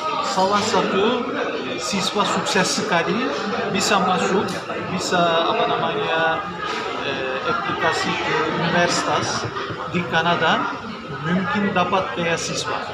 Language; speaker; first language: Indonesian; non-native, learner; English